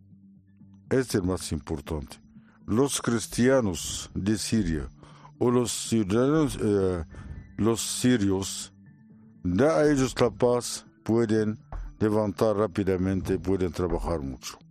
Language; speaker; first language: Spanish; non-native, learner; Arabic